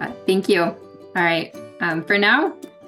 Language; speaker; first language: English; native; English